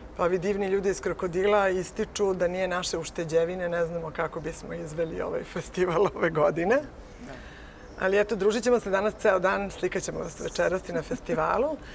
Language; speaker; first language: Serbian; native; Serbian